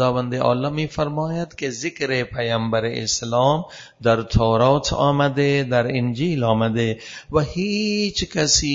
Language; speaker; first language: Persian; non-native, fluent; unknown